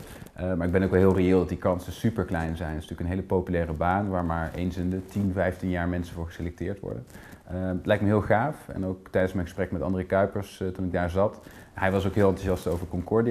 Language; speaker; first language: Dutch; native; Dutch